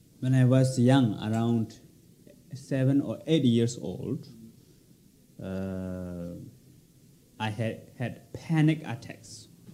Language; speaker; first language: English; non-native, local second language; Tibetan